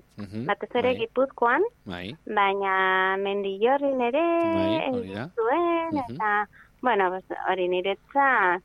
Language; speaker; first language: Basque; non-native, learner; Spanish